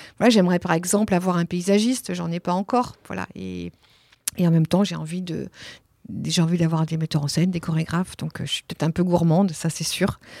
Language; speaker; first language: French; early bilingual, other home language; Italian